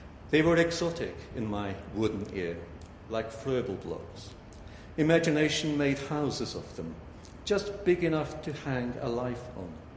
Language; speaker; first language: English; early bilingual, other home language; Hungarian